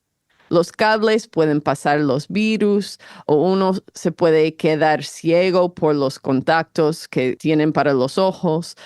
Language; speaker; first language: Spanish; non-native, fluent; English